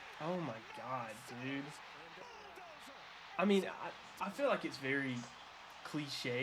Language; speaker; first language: English; native; English